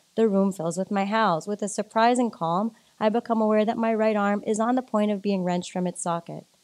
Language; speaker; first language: English; native; English